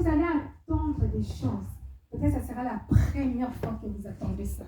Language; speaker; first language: French; non-native, local second language; Lingala